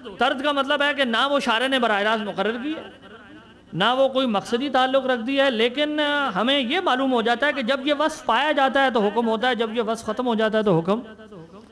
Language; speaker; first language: Urdu; native; Urdu